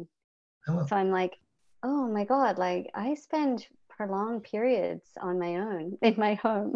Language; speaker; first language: English; native; English